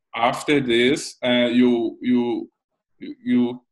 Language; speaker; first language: English; non-native, learner; Portuguese